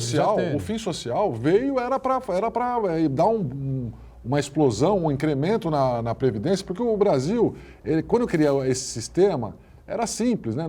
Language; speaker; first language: Portuguese; native; Portuguese